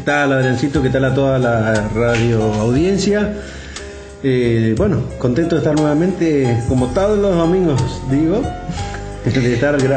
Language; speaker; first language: Spanish; native; Spanish